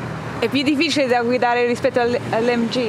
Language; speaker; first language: Italian; non-native, fluent; English